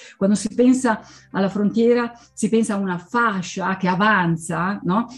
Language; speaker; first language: Italian; non-native, local second language; Swiss German